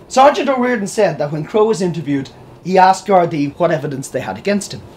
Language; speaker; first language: English; native; English